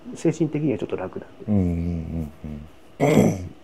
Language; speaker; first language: Japanese; native; Japanese